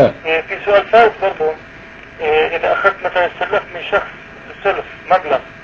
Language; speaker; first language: Arabic; native; Arabic